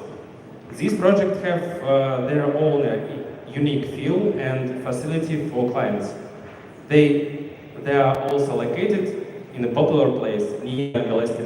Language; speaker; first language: English; non-native, learner; Russian